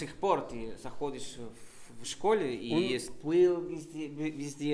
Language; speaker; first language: Russian; non-native, fluent; Spanish